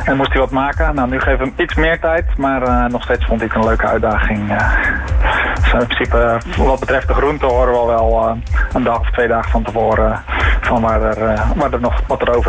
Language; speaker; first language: Dutch; native; Dutch